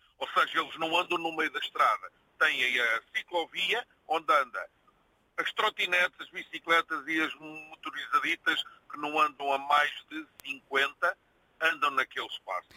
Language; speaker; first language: Portuguese; native; Portuguese